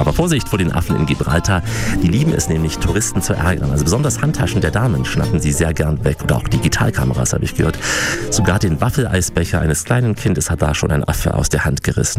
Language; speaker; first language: German; native; German